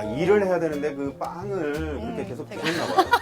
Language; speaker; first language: Korean; native; Korean